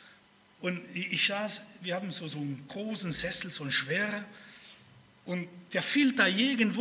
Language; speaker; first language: German; early bilingual, other home language; Spanish